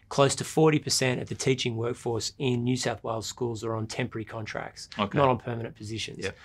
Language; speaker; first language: English; native; English